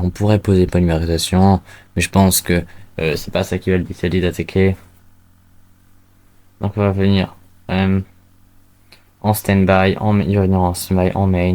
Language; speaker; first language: French; native; French